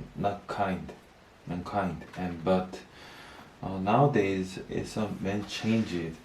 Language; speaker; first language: English; non-native, learner; Korean